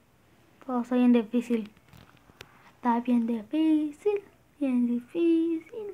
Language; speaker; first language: Spanish; early bilingual, heritage; Spanish